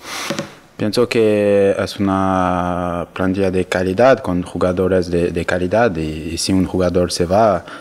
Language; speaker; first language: Spanish; non-native, learner; French